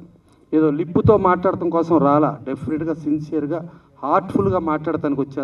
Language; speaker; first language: Telugu; native; Telugu